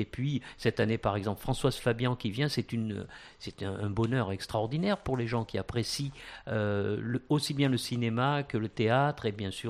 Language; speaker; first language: French; native; French